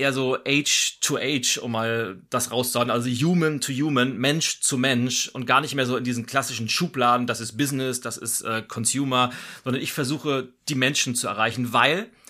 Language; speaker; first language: German; native; German